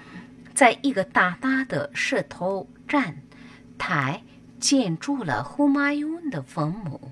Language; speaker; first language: Chinese; non-native, learner; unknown